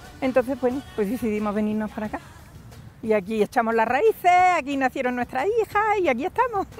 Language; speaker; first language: Spanish; native; Spanish